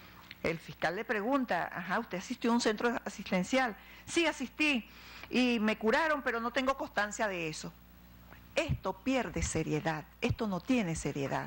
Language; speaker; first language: Spanish; native; Spanish